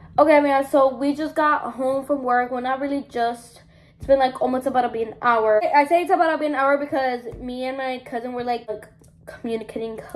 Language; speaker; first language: English; early bilingual, other home language; Spanish